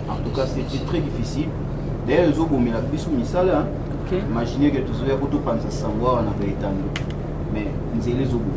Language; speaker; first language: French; non-native, local second language; Lingala